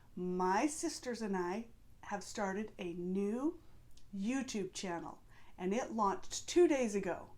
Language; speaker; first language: English; native; English